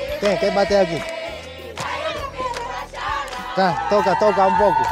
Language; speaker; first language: Spanish; non-native, learner; Vietnamese